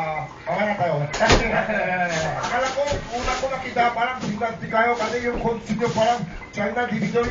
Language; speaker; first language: Filipino; non-native, learner; Korean